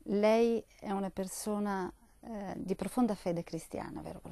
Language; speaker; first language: Italian; native; Italian